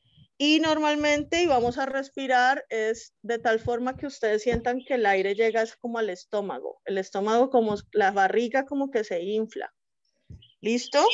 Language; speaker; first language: Spanish; native; Spanish